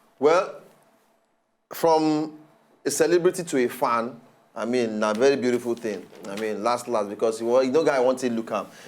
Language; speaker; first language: Nigerian Pidgin; native; Nigerian Pidgin